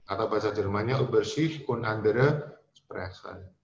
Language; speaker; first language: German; non-native, fluent; Indonesian